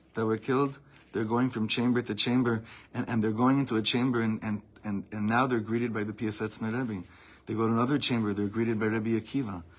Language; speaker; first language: English; native; English